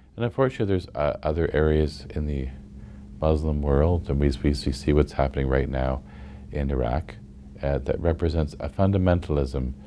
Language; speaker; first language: English; native; English